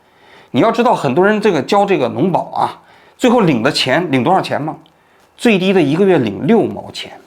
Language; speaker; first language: Chinese; native; Chinese